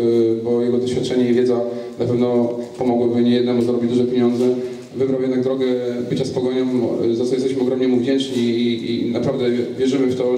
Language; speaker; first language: Polish; native; Polish